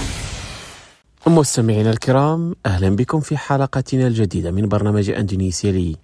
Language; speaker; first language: Arabic; non-native, fluent; Indonesian